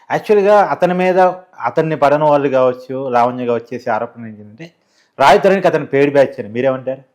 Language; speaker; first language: Telugu; native; Telugu